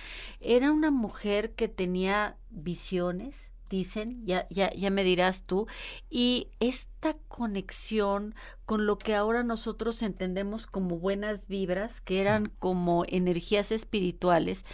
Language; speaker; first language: Spanish; native; Spanish